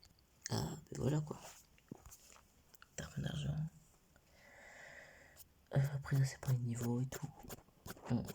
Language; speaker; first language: French; native; French